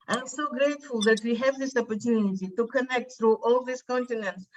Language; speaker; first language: English; non-native, fluent; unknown